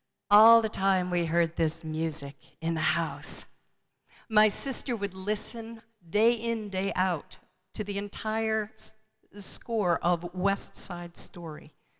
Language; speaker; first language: English; native; English